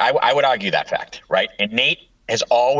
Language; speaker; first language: English; native; English